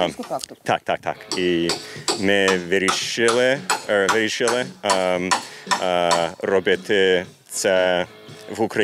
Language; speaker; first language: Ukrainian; early bilingual, heritage; English